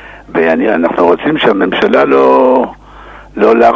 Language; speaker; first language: Hebrew; non-native, fluent; English